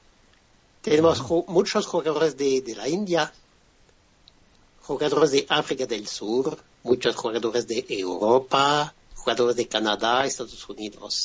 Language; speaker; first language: Spanish; non-native, fluent; French